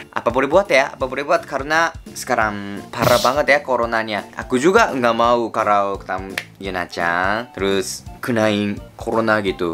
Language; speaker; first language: Indonesian; non-native, fluent; Japanese